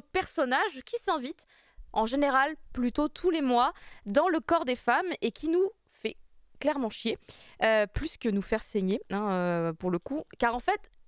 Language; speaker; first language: French; native; French